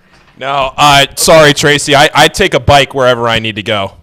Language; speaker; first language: English; native; English